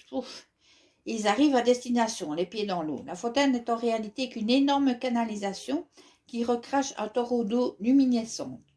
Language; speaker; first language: French; native; French